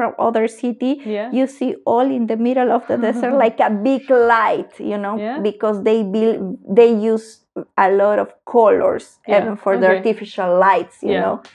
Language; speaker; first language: English; non-native, learner; Spanish